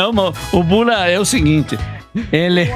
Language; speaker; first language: Portuguese; native; Portuguese